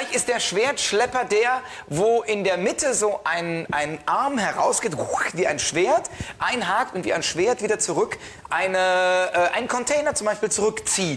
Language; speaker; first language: German; native; German